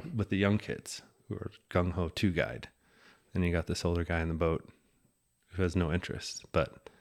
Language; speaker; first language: English; native; English